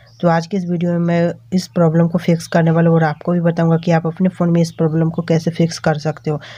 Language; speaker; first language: Hindi; native; Hindi